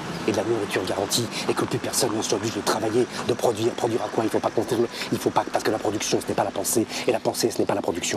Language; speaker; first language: French; native; French